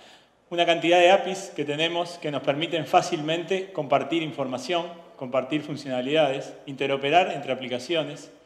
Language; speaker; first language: Spanish; native; Spanish